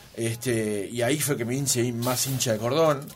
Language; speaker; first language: Spanish; native; Spanish